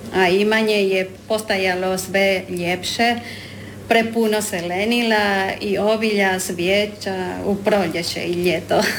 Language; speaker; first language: Croatian; non-native, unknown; Spanish